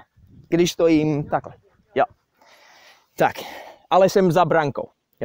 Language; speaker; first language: Czech; non-native, fluent; English